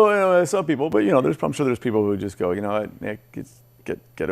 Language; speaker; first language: English; native; English